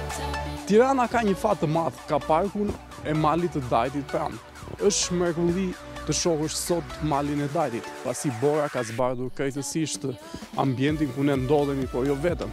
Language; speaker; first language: Albanian; native; Albanian